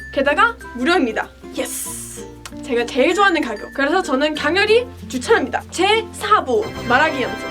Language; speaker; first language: Korean; non-native, fluent; English